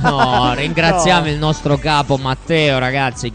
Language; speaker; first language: Italian; native; Italian